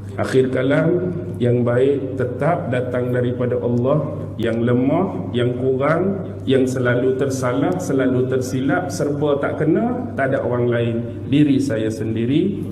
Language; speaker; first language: Malay; native; Malay